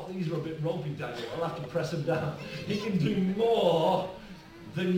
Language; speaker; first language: English; native; English